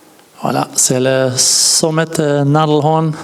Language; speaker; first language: French; non-native, learner; Dutch